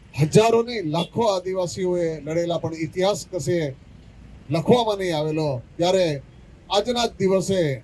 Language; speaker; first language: Gujarati; native; Gujarati